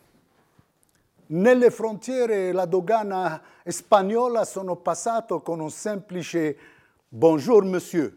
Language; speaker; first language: Italian; non-native, fluent; Riffian